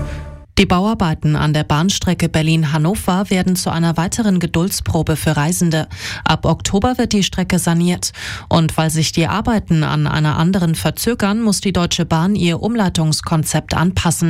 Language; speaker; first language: German; native; German